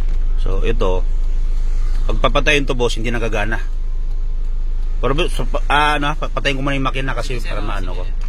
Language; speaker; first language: Filipino; native; Filipino